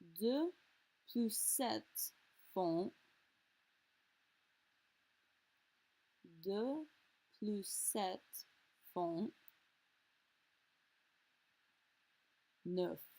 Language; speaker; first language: French; non-native, fluent; English